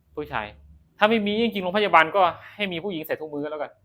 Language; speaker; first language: Thai; non-native, local second language; Northeastern Thai